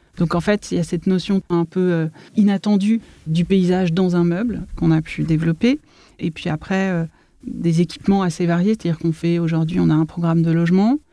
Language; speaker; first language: French; native; French